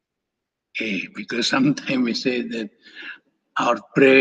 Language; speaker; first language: English; non-native, fluent; Indonesian